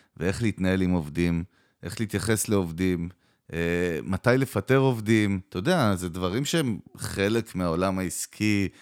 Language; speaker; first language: Hebrew; native; Hebrew